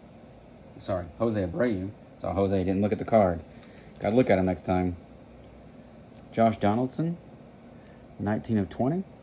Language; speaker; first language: English; native; English